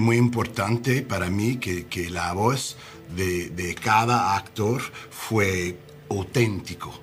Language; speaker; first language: Spanish; non-native, learner; English